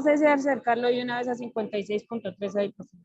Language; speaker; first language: Spanish; native; Spanish